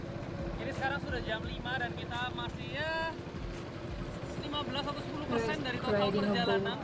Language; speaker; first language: Indonesian; native; Indonesian